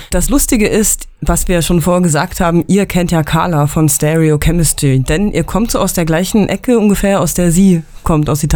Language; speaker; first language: German; native; German